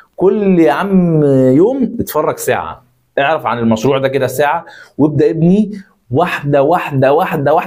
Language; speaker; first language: Arabic; native; Arabic